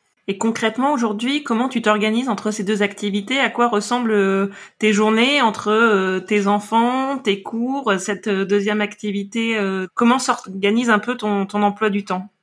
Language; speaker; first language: French; native; French